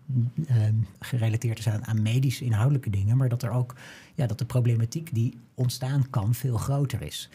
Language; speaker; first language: Dutch; native; Dutch